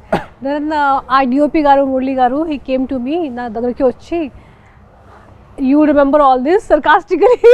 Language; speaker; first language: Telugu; non-native, fluent; Hindi